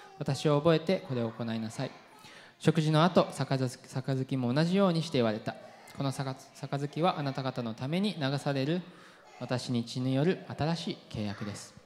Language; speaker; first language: Japanese; non-native, fluent; English